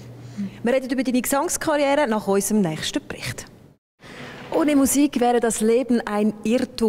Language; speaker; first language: German; native; German